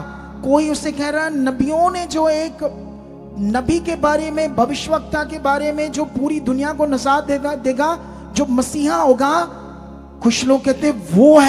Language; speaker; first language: Hindi; native; Hindi